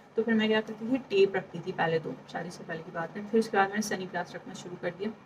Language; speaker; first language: Urdu; native; Urdu